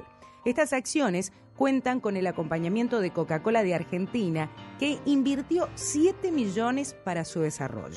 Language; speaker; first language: Spanish; native; Spanish